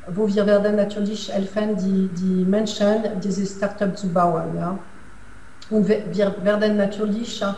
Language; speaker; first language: German; non-native, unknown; French